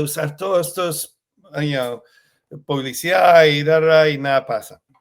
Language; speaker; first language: Spanish; early bilingual, heritage; Spanish